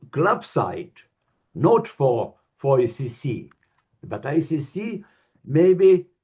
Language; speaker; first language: English; non-native, learner; Lithuanian